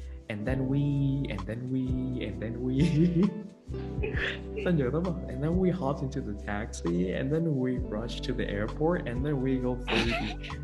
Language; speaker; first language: English; non-native, fluent; Vietnamese